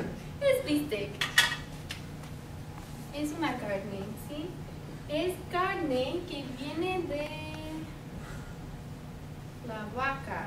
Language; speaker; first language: Spanish; non-native, fluent; English